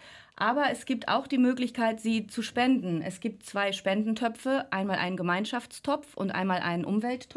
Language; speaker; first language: German; native; German